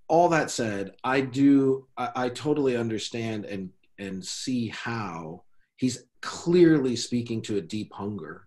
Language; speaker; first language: English; native; English